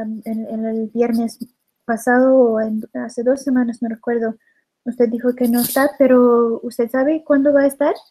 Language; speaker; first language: Spanish; non-native, learner; English